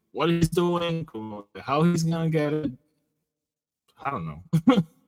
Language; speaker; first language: English; non-native, local second language; Spanish